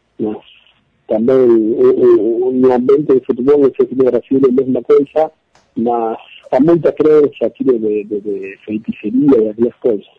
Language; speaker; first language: Portuguese; non-native, learner; Spanish